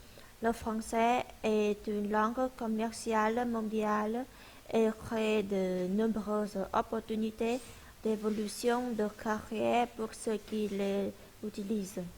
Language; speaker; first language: French; non-native, learner; Vietnamese